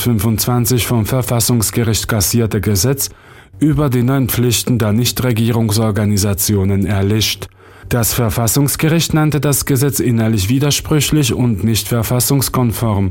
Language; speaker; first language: German; non-native, fluent; Slovak